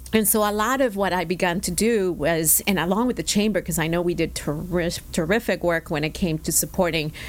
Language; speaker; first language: English; early bilingual, other home language; Spanish